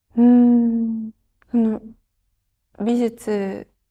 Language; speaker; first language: Japanese; native; Japanese